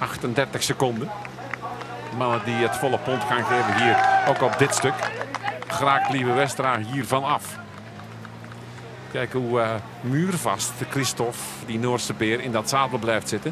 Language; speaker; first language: Dutch; native; Dutch